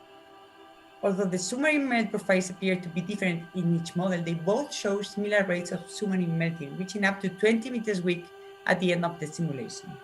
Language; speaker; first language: English; non-native, fluent; Spanish